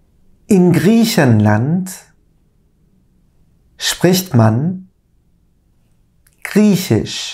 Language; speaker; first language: German; non-native, fluent; Turkish